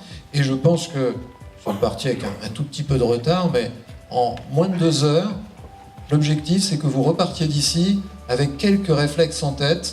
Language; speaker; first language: French; native; French